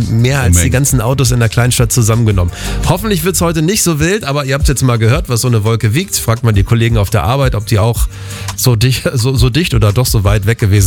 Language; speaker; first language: German; native; German